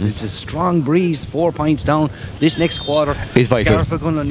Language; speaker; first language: English; native; English